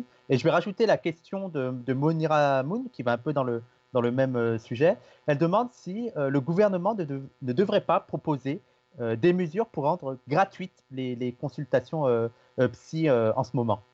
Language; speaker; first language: French; native; French